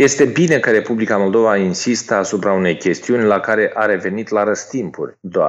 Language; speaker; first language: Romanian; native; Romanian